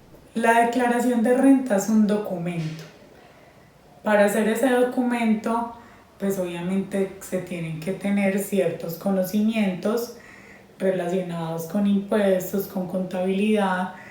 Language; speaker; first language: Spanish; native; Spanish